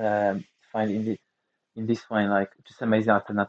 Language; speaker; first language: English; non-native, fluent; Polish